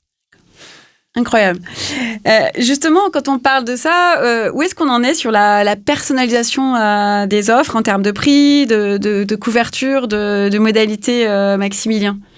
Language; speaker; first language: French; native; French